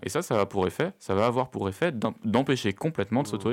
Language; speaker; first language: French; native; French